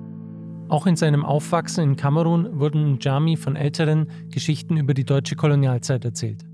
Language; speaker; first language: German; native; German